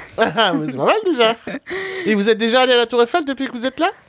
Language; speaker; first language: French; native; French